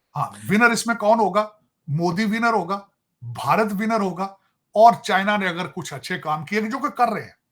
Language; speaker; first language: Urdu; non-native, local second language; Punjabi